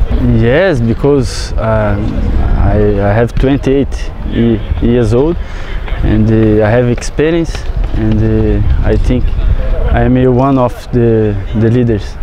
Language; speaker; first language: English; non-native, learner; Portuguese